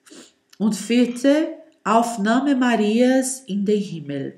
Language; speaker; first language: German; non-native, learner; Portuguese